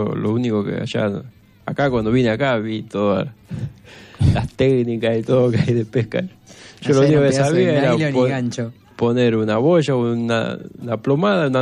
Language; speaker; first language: Spanish; native; Spanish